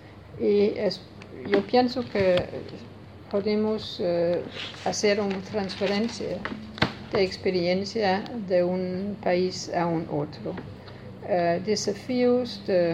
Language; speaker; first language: Spanish; non-native, learner; Danish